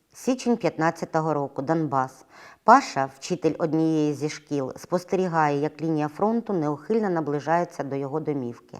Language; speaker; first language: Ukrainian; non-native, local second language; Russian